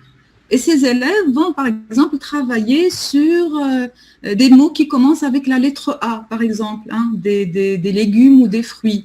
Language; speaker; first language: French; non-native, local second language; Arabic